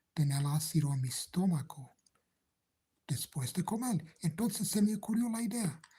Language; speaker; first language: Spanish; non-native, fluent; English